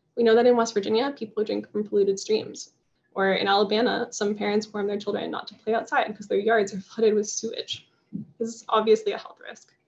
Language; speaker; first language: English; native; English